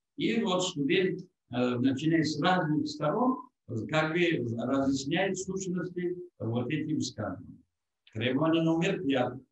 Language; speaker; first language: Russian; non-native, local second language; Tajik